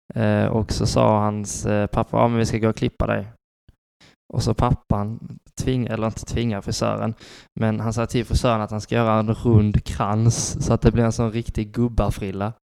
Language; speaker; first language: Swedish; native; Swedish